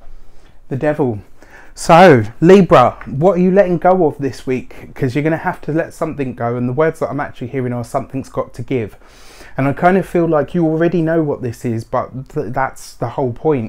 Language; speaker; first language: English; native; English